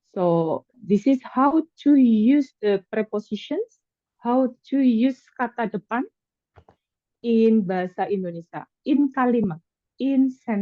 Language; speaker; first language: English; non-native, fluent; Indonesian